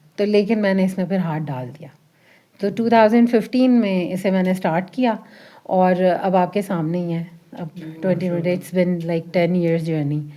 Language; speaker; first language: Urdu; early bilingual, heritage; Urdu